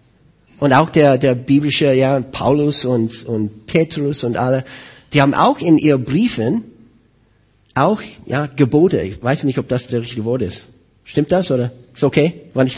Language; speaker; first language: German; non-native, fluent; English